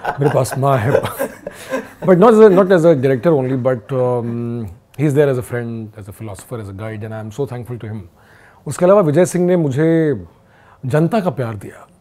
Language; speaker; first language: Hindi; native; Hindi